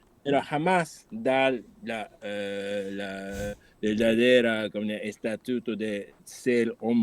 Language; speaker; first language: Spanish; non-native, fluent; Japanese